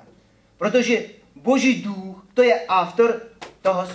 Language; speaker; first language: Czech; non-native, fluent; Ukrainian